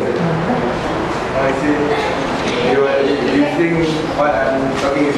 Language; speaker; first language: English; non-native, learner; Malay